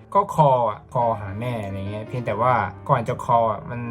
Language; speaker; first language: Thai; native; Thai